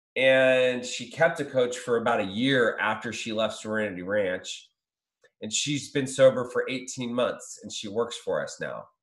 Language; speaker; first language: English; native; English